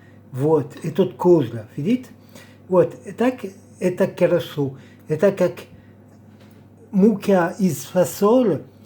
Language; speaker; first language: Russian; non-native, learner; French